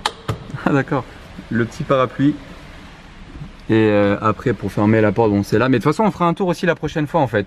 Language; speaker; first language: French; native; French